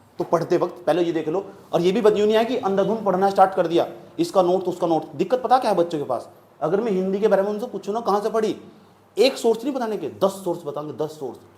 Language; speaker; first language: Hindi; native; Hindi